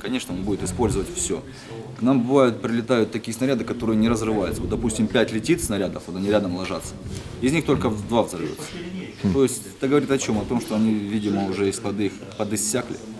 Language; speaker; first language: Russian; native; Russian